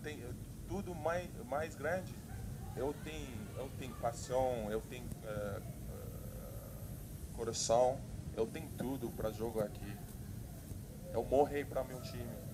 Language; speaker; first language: Portuguese; non-native, learner; English